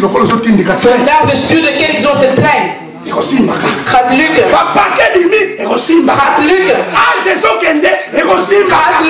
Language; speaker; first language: Dutch; non-native, learner; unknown